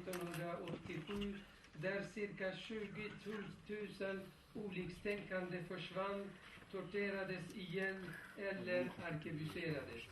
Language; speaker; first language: Swedish; non-native, fluent; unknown